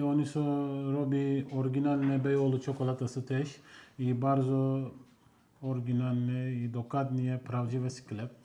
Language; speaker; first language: Polish; non-native, learner; Turkish